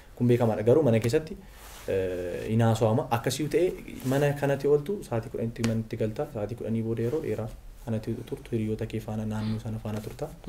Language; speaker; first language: Oromo; non-native, local second language; Amharic